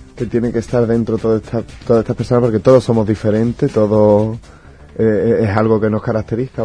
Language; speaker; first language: Spanish; native; Spanish